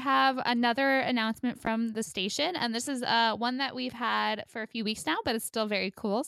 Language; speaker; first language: English; native; English